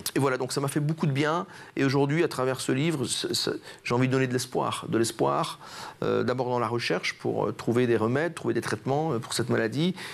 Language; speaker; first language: French; native; French